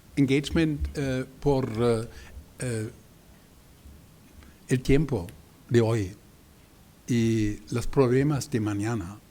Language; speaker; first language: Spanish; non-native, learner; German